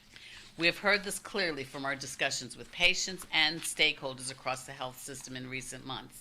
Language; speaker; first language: English; native; English